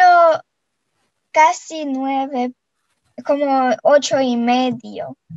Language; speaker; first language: Spanish; non-native, fluent; Russian